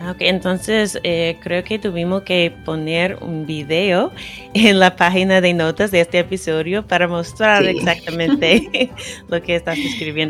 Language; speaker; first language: Spanish; non-native, fluent; English